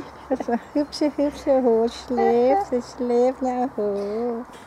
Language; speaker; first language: German; non-native, learner; Thai